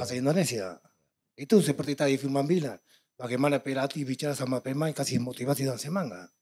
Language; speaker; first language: Indonesian; non-native, fluent; Spanish